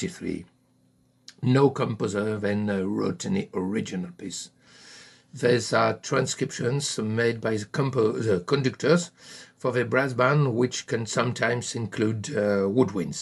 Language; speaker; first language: English; non-native, fluent; French